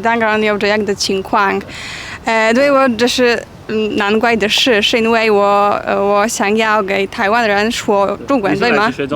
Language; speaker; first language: Chinese; non-native, learner; Polish